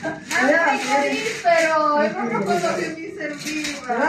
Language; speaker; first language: Italian; native; Italian